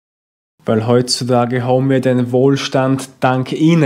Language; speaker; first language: German; native; German